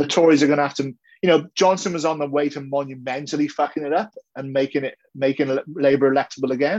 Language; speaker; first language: English; native; English